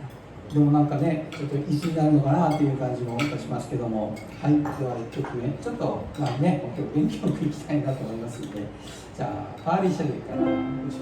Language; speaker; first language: Japanese; native; Japanese